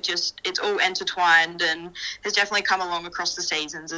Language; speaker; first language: English; native; English